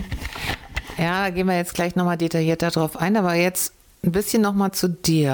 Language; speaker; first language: German; native; German